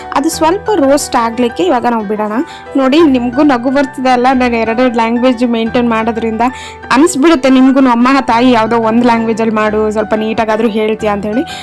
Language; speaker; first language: Kannada; non-native, local second language; Telugu